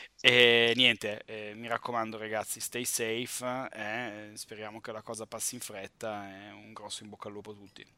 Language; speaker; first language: Italian; native; Italian